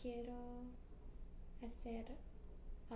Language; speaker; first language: Spanish; non-native, learner; English